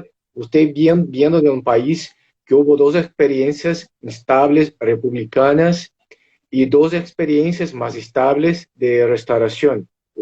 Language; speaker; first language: Spanish; non-native, fluent; Portuguese